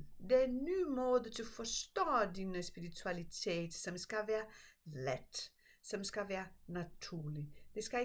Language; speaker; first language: Danish; non-native, fluent; Portuguese